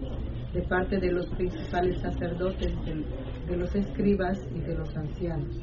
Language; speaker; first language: Spanish; native; Spanish